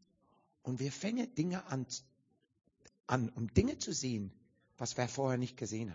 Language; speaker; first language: German; non-native, learner; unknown